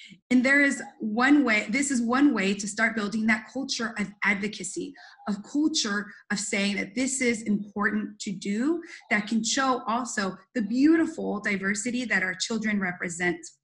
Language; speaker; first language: English; early bilingual, other home language; Spanish